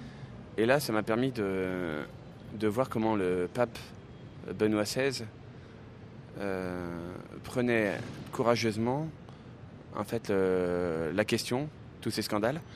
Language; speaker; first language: French; native; French